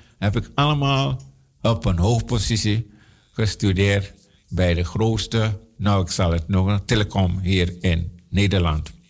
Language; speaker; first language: Dutch; non-native, local second language; Sranan Tongo